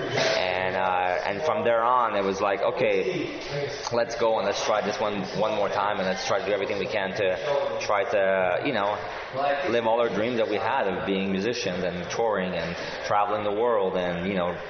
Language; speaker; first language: English; native; English